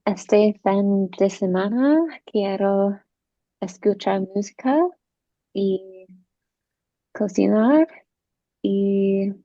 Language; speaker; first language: Spanish; non-native, learner; English